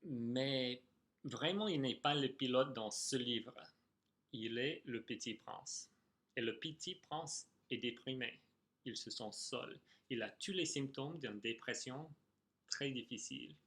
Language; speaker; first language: French; non-native, fluent; English